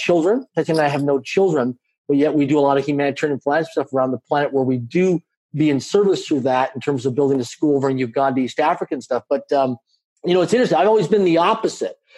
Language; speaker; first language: English; native; English